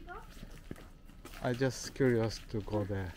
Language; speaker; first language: English; non-native, learner; Japanese